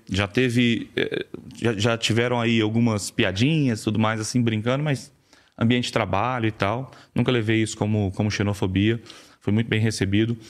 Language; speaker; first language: Portuguese; native; Portuguese